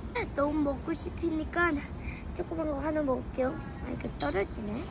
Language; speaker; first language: Korean; early bilingual, heritage; Korean